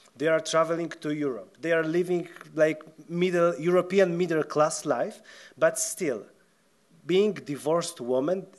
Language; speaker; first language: English; non-native, fluent; Polish